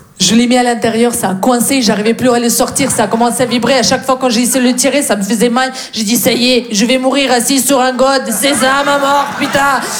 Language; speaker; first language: French; non-native, fluent; Russian